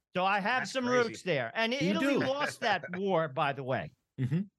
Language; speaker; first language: English; early bilingual, other home language; Italian